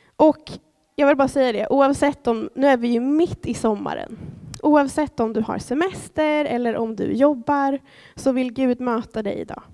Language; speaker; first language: Swedish; native; Swedish